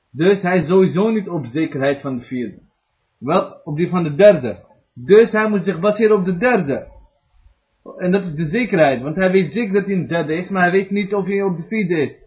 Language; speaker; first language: Dutch; early bilingual, other home language; Arabic